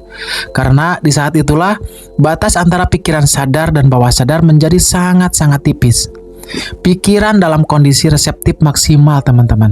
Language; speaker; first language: Indonesian; native; Indonesian